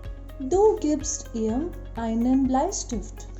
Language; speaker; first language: German; non-native, fluent; Hindi